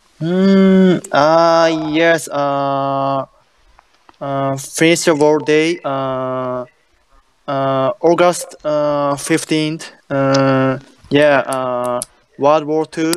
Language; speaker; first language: English; non-native, learner; Japanese